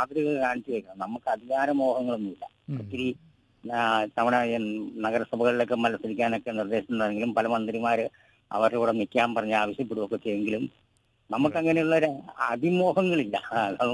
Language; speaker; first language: Malayalam; native; Malayalam